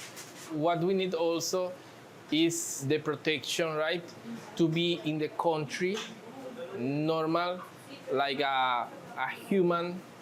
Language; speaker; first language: English; non-native, learner; Spanish